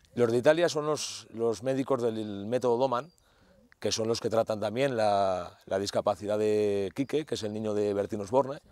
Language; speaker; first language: Spanish; native; Spanish